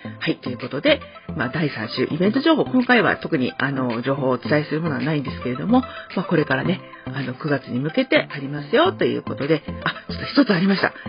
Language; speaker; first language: Japanese; native; Japanese